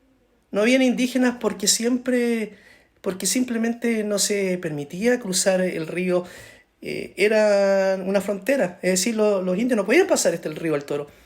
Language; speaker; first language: Spanish; native; Spanish